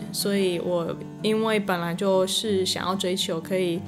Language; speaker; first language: Chinese; non-native, fluent; English